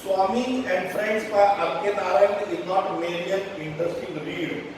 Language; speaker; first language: English; non-native, local second language; Marathi